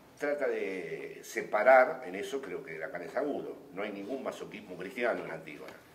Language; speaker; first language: Spanish; native; Spanish